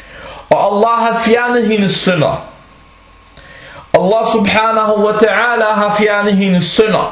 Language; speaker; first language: Danish; non-native, local second language; Arabic